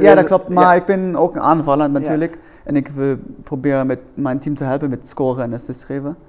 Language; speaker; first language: Dutch; non-native, learner; German